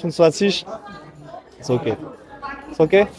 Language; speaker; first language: German; non-native, learner; French